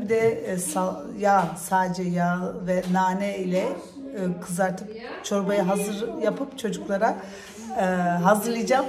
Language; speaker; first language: Turkish; early bilingual, heritage; Turkish